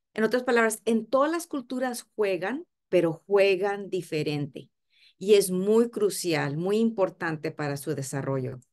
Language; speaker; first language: Spanish; early bilingual, heritage; Spanish